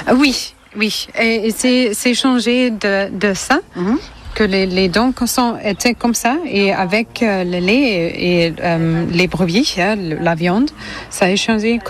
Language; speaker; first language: French; non-native, fluent; German